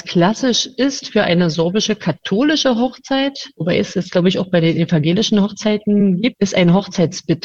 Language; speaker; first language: German; non-native, local second language; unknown